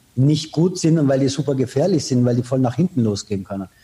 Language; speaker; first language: German; non-native, fluent; Persian